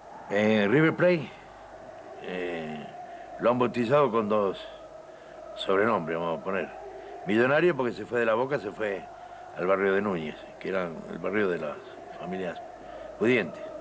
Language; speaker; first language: Spanish; native; Spanish